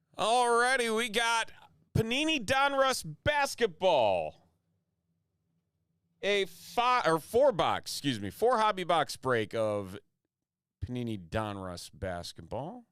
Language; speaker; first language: English; native; English